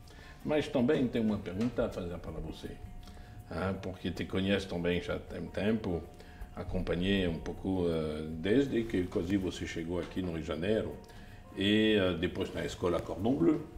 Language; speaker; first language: Portuguese; non-native, fluent; French